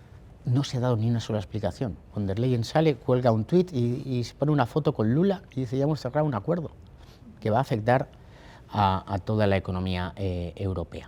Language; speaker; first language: Spanish; native; Spanish